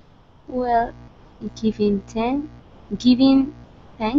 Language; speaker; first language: English; non-native, learner; Spanish